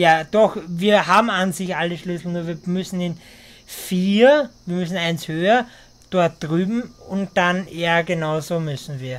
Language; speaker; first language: German; native; German